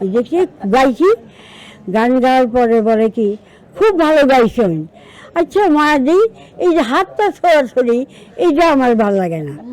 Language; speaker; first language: Bangla; native; Bangla